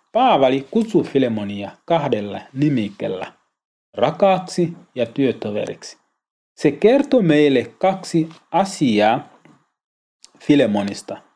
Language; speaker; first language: Finnish; non-native, learner; Swahili